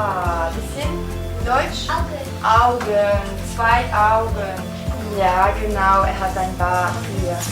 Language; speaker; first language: German; non-native, learner; French